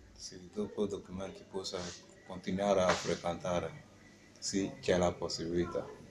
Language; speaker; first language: Italian; native; Italian